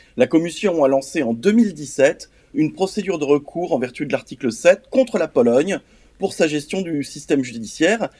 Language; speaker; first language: French; native; French